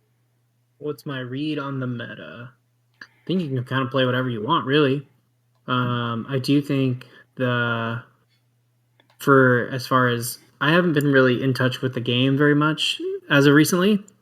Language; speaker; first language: English; native; English